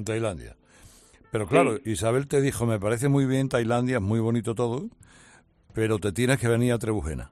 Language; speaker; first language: Spanish; native; Spanish